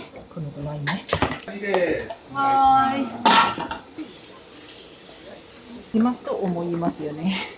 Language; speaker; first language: Japanese; non-native, learner; Cantonese